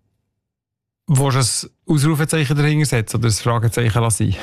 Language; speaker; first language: German; native; German